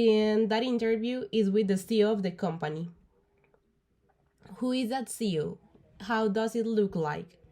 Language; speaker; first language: English; non-native, learner; Spanish